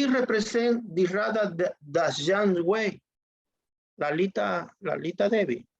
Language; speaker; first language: English; non-native, learner; Spanish